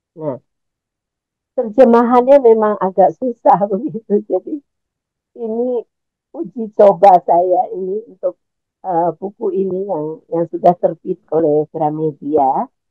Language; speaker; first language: Indonesian; native; Indonesian